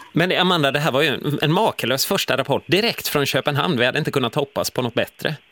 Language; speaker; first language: Swedish; native; Swedish